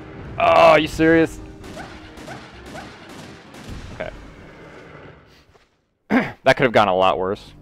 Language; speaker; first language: English; native; English